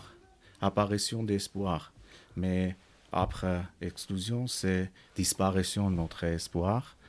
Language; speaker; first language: French; non-native, learner; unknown